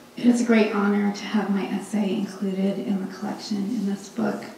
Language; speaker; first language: English; early bilingual, other home language; Hindi